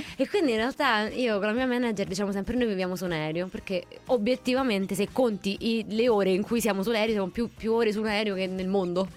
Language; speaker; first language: Italian; native; Italian